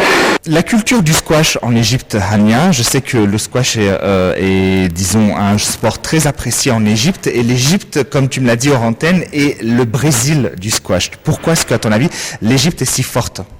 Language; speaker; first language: French; native; French